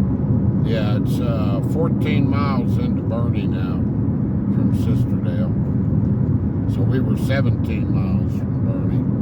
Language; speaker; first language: English; native; English